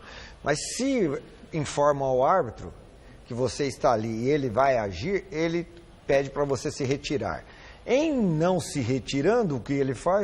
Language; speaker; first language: Portuguese; native; Portuguese